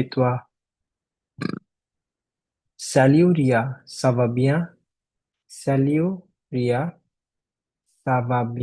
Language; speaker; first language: French; non-native, learner; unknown